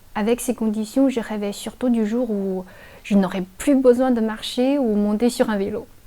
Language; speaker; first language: French; non-native, fluent; Chinese